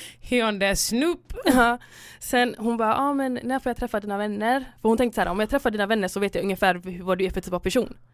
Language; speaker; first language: Swedish; early bilingual, other home language; Somali